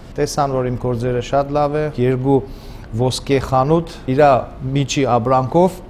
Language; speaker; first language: Armenian; native; Armenian